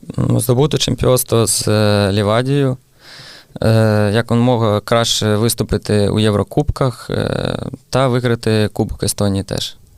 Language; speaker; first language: Ukrainian; non-native, local second language; Russian